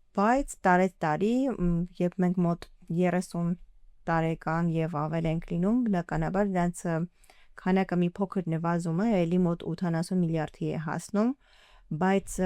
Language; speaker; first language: Armenian; early bilingual, heritage; Armenian